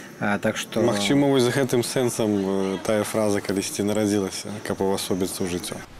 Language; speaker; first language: Belarusian; native; Belarusian